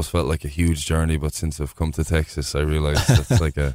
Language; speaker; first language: English; native; English